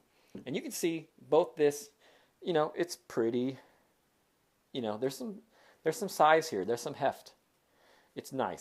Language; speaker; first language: English; native; English